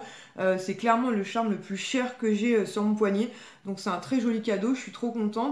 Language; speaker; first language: French; native; French